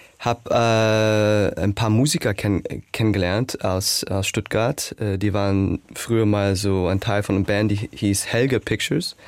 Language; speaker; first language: German; non-native, fluent; English